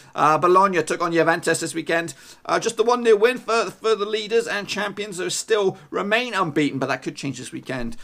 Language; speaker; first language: English; native; English